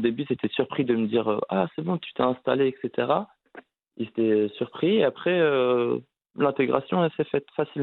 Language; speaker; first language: French; early bilingual, other home language; Arabic